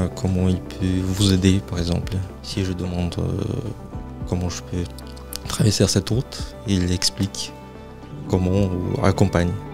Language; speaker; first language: French; non-native, fluent; Russian